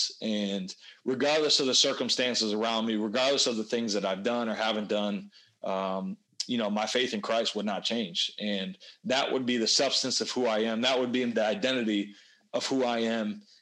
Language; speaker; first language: English; native; English